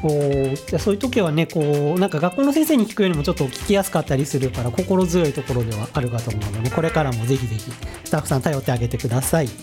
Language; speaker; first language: Japanese; native; Japanese